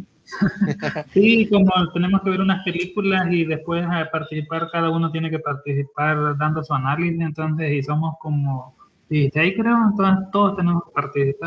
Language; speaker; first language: Spanish; native; Spanish